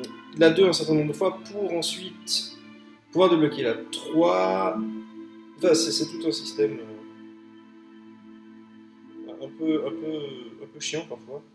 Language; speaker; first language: French; native; French